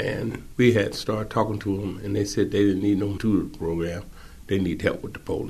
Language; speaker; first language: English; native; English